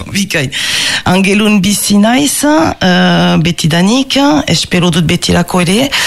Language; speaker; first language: Basque; non-native, local second language; French